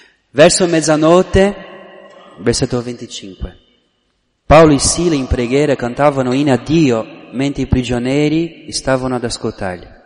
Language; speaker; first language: Italian; non-native, fluent; Portuguese